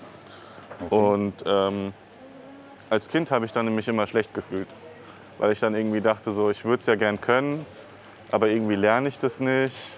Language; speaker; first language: German; native; German